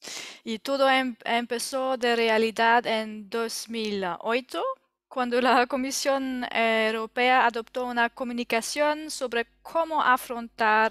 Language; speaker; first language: Spanish; non-native, learner; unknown